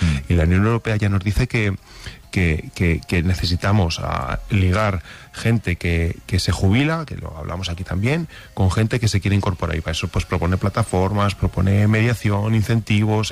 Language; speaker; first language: Spanish; native; Spanish